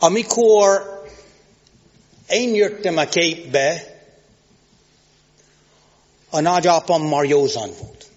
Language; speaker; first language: Hungarian; non-native, fluent; English